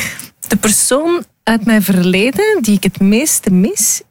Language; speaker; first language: Dutch; native; Dutch